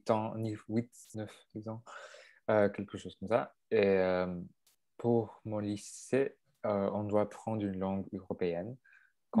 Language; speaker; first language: French; non-native, local second language; English